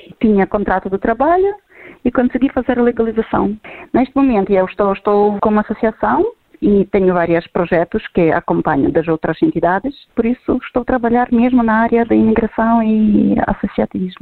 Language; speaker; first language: Portuguese; non-native, fluent; Ukrainian